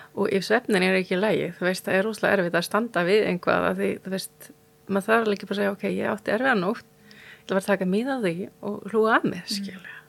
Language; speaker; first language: Icelandic; non-native, fluent; German